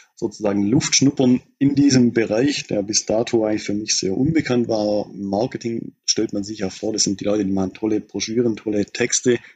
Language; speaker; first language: German; native; German